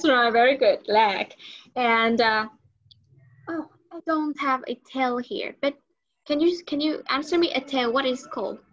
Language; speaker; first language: English; non-native, learner; Vietnamese